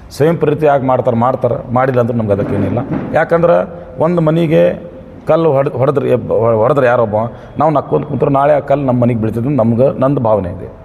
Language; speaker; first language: Kannada; non-native, local second language; Urdu